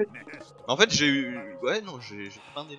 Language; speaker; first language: French; native; French